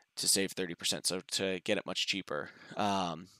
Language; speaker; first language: English; native; English